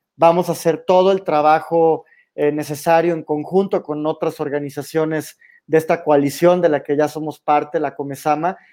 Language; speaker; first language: Spanish; native; Spanish